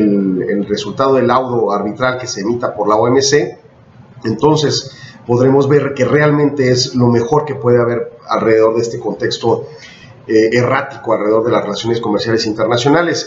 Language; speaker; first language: Spanish; native; Spanish